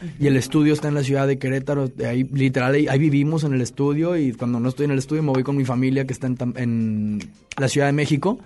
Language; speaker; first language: Spanish; native; Spanish